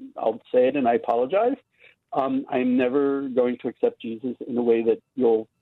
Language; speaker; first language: English; native; English